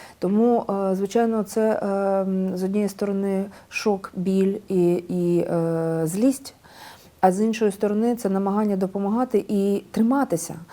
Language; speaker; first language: Ukrainian; native; Ukrainian